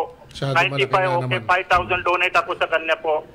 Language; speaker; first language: Filipino; non-native, learner; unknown